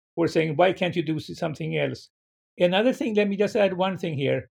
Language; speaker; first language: English; non-native, fluent; Swedish